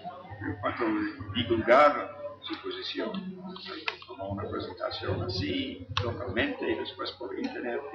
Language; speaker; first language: Spanish; non-native, fluent; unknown